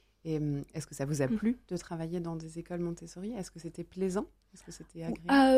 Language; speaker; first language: French; native; French